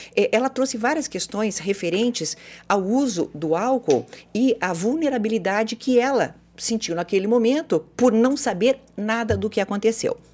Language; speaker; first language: Portuguese; native; Portuguese